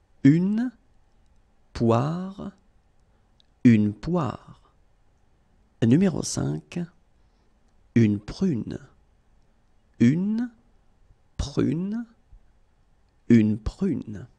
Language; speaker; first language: French; native; French